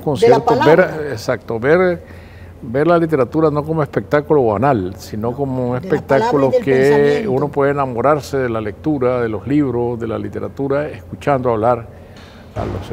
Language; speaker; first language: Spanish; native; Spanish